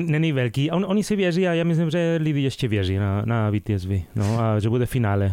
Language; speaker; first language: Czech; non-native, fluent; Spanish